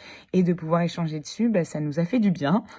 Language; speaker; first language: French; native; French